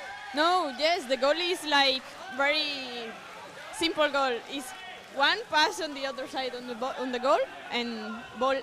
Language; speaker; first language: English; non-native, learner; Spanish